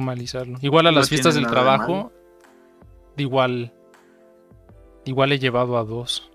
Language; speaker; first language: Spanish; native; Spanish